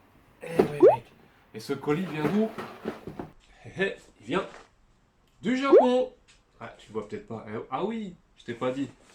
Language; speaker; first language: French; native; French